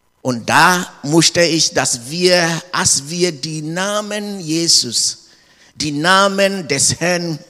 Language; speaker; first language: German; non-native, learner; English